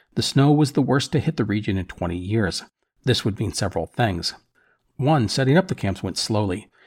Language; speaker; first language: English; native; English